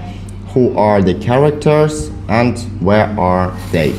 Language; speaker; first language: English; non-native, fluent; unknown